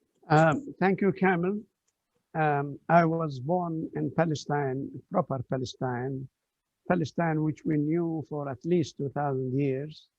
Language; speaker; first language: English; non-native, fluent; Arabic